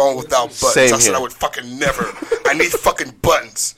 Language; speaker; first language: English; early bilingual, other home language; Haitian Creole